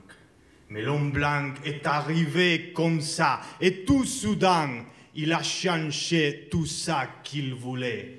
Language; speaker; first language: French; non-native, learner; Spanish